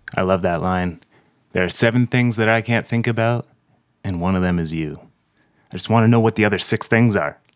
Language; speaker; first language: English; native; English